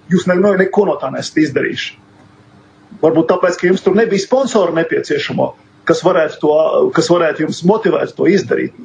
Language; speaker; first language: Latvian; native; Latvian